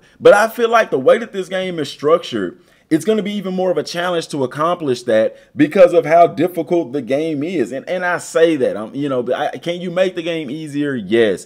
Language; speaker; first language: English; native; English